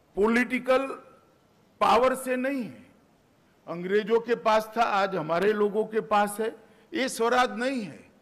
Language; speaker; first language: Hindi; non-native, local second language; Gujarati